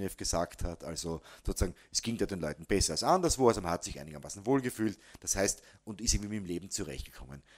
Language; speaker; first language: German; native; German